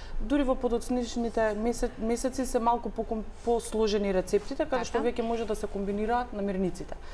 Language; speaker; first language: Macedonian; native; Macedonian